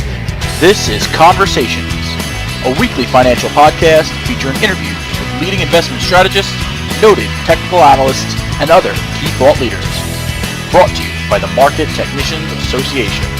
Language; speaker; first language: English; native; English